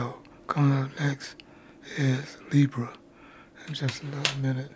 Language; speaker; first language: English; native; English